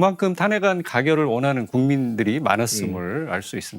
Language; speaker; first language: Korean; native; Korean